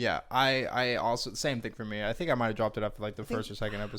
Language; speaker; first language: English; native; English